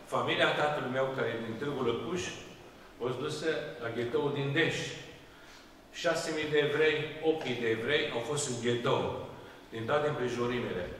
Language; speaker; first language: Romanian; early bilingual, heritage; Romanian